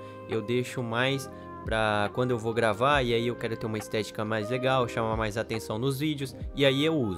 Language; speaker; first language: Portuguese; native; Portuguese